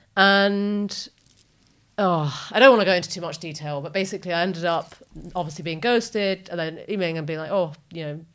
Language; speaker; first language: English; native; English